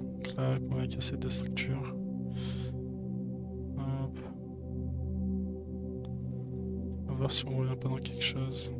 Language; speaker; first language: French; native; French